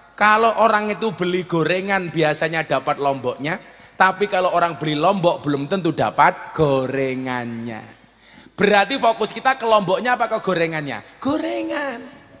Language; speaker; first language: Indonesian; native; Indonesian